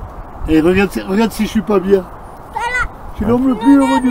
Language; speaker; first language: French; native; French